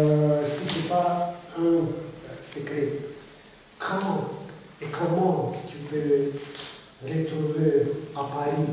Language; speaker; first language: French; non-native, fluent; Russian